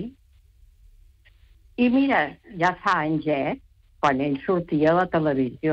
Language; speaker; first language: Catalan; native; Catalan